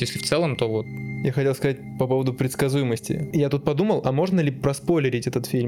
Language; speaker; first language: Russian; native; Russian